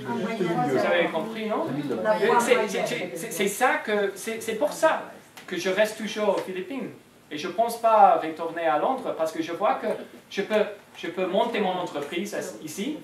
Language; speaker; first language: French; non-native, fluent; English